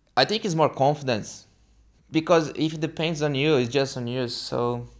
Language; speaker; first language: English; non-native, learner; Portuguese